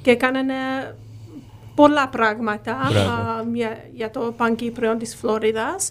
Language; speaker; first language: Greek; early bilingual, heritage; Greek